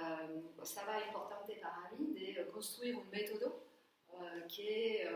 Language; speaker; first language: Spanish; non-native, learner; French